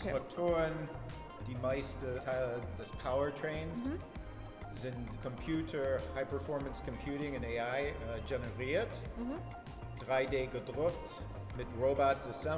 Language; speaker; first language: German; non-native, fluent; English